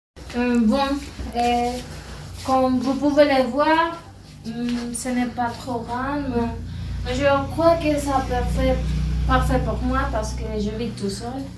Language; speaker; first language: French; non-native, learner; Spanish